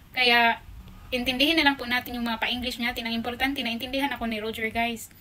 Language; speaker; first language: Filipino; non-native, local second language; Cebuano